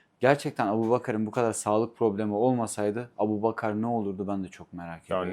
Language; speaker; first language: Turkish; native; Turkish